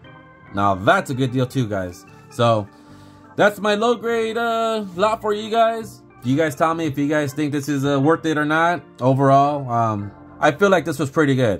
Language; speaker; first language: English; native; English